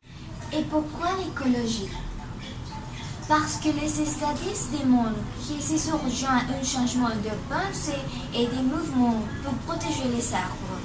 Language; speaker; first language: French; non-native, learner; Spanish